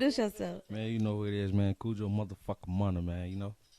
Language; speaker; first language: English; native; English